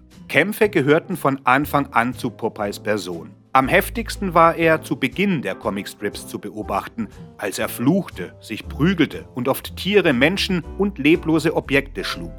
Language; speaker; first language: German; native; German